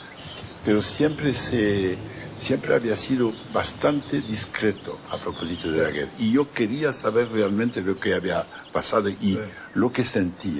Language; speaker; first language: Spanish; non-native, fluent; French